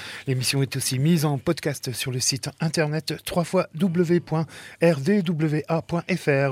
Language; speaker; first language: French; native; French